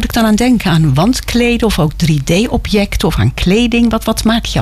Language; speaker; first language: Dutch; native; Dutch